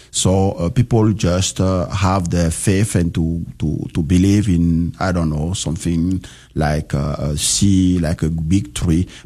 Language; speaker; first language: English; non-native, learner; French